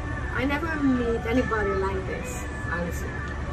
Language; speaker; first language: English; non-native, learner; Hungarian